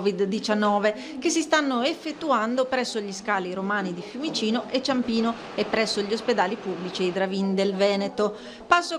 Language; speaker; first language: Italian; native; Italian